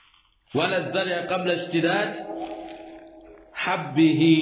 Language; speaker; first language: Arabic; non-native, fluent; Swahili